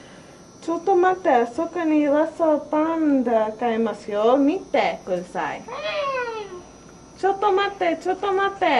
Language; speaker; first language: Japanese; non-native, learner; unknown